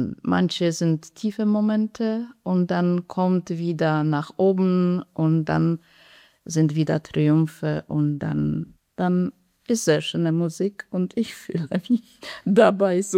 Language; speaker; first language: German; non-native, fluent; Polish